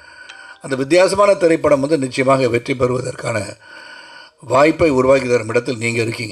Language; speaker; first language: Tamil; native; Tamil